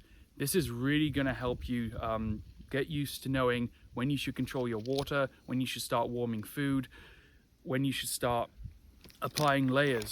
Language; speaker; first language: English; native; English